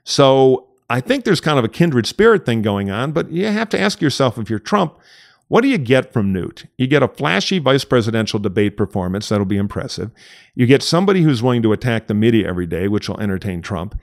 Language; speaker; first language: English; native; English